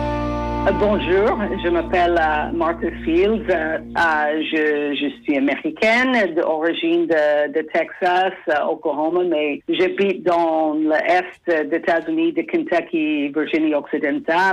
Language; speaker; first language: French; non-native, fluent; English